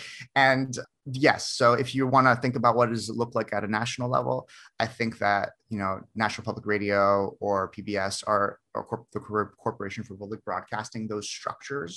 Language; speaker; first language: English; native; English